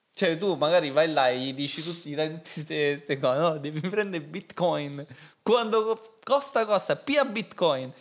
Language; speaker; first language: Italian; native; Italian